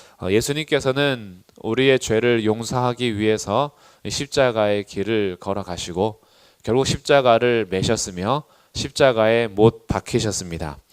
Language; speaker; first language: Korean; native; Korean